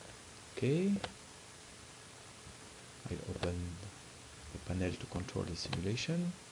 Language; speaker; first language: English; non-native, fluent; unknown